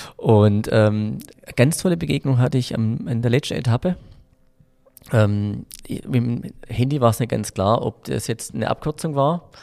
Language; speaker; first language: German; native; German